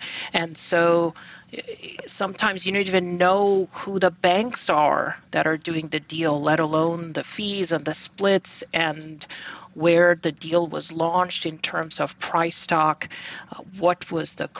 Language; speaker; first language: English; non-native, local second language; Bangla